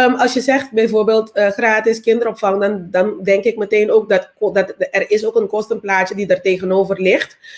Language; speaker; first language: Dutch; non-native, local second language; Papiamento